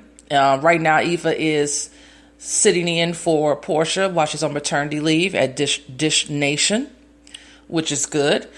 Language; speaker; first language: English; native; English